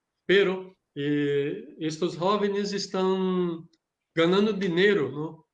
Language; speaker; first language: Spanish; non-native, learner; Portuguese